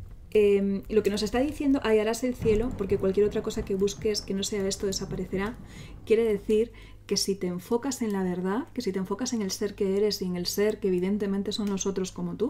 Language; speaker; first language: Spanish; native; Spanish